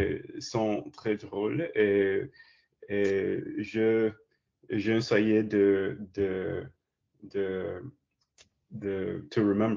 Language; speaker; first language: French; non-native, learner; English